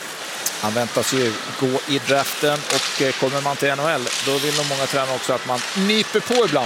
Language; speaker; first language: Swedish; native; Swedish